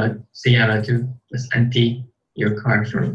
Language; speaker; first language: Arabic; non-native, learner; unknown